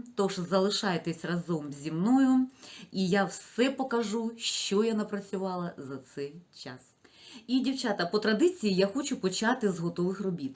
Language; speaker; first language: Ukrainian; non-native, local second language; Russian